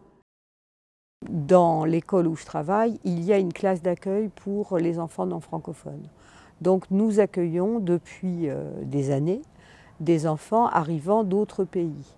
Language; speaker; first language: French; native; French